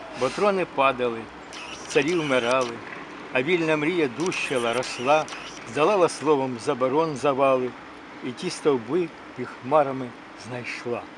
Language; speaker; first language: Ukrainian; native; Ukrainian